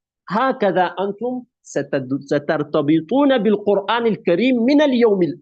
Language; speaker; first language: Arabic; non-native, fluent; Urdu